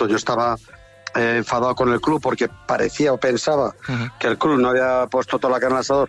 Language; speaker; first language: Spanish; native; Spanish